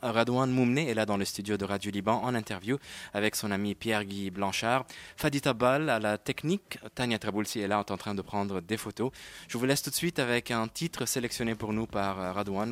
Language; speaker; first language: French; non-native, local second language; Arabic